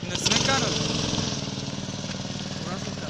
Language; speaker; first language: Bulgarian; native; Bulgarian